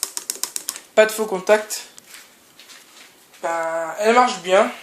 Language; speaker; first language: French; native; French